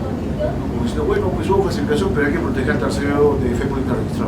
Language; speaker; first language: Spanish; native; Spanish